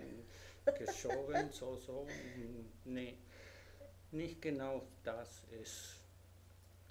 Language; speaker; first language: German; non-native, learner; Spanish